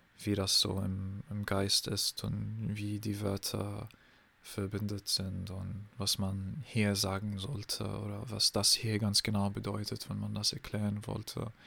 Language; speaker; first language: German; non-native, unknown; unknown